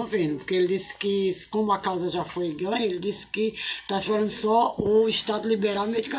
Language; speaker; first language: Portuguese; native; Portuguese